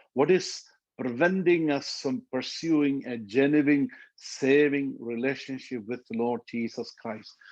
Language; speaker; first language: English; non-native, local second language; Malayalam